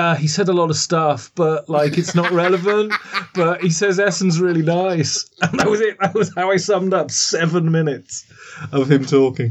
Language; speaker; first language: English; native; English